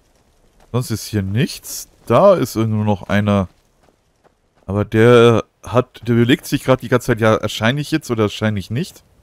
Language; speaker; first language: German; native; German